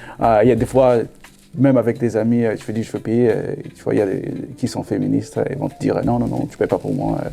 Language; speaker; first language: French; non-native, local second language; Lingala